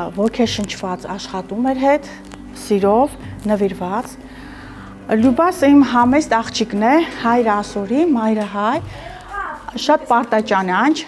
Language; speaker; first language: Armenian; non-native, local second language; Assyrian Neo-Aramaic